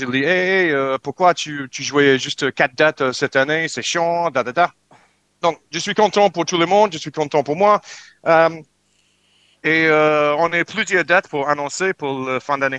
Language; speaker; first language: French; non-native, learner; English